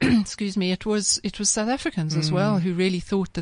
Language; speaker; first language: English; native; English